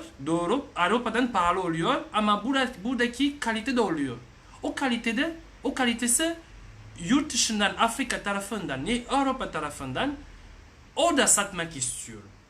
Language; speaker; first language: Turkish; non-native, learner; French